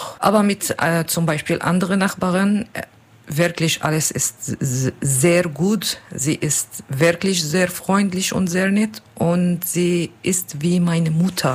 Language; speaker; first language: German; non-native, learner; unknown